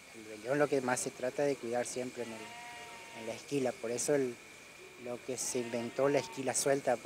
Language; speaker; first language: Spanish; native; Spanish